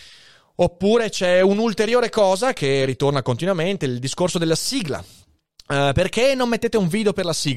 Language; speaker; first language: Italian; native; Italian